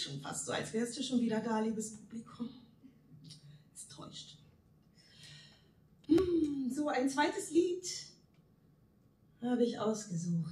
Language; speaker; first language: German; native; German